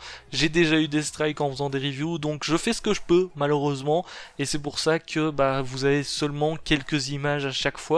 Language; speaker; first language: French; native; French